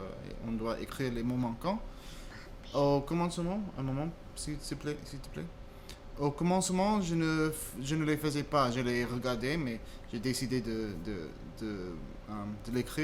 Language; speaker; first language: French; non-native, fluent; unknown